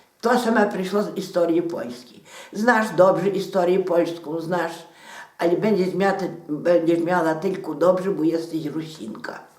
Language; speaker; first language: Polish; non-native, local second language; Ukrainian